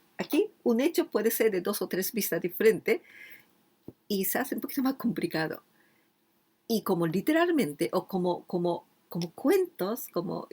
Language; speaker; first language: Spanish; non-native, fluent; Japanese